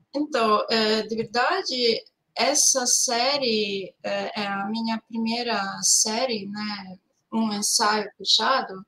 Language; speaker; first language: Portuguese; non-native, fluent; Serbian